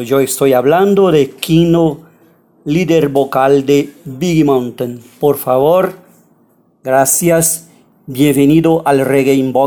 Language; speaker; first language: Spanish; non-native, fluent; Portuguese